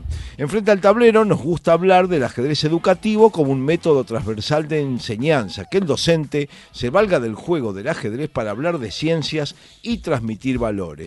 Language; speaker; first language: Spanish; native; Spanish